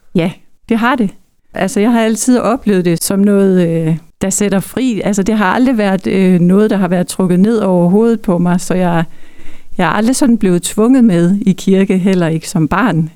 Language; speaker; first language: Danish; native; Danish